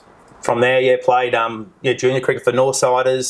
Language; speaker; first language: English; native; English